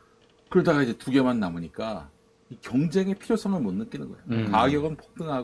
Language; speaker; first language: Korean; native; Korean